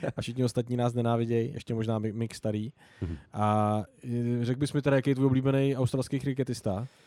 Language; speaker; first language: Czech; native; Czech